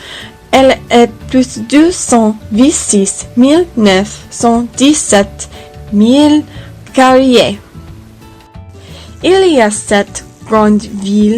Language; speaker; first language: French; non-native, learner; English